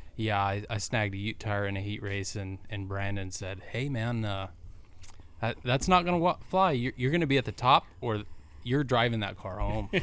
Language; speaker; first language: English; native; English